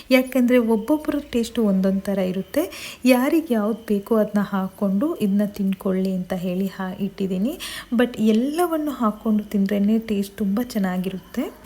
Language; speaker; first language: Kannada; non-native, local second language; Kodava